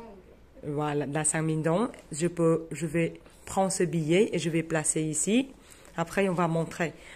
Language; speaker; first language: French; non-native, fluent; Vietnamese